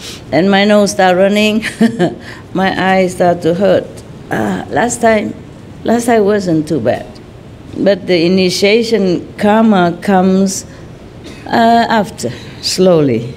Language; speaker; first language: English; non-native, fluent; Vietnamese